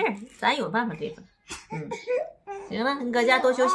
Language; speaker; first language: Chinese; native; Chinese